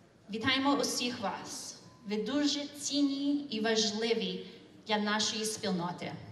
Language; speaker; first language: Ukrainian; early bilingual, other home language; English